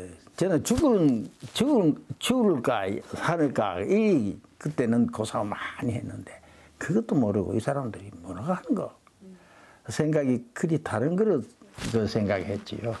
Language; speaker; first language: Korean; early bilingual, heritage; Korean